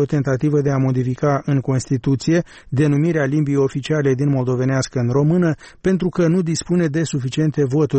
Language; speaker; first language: Romanian; native; Romanian